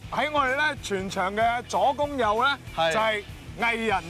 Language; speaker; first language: Chinese; non-native, local second language; Cantonese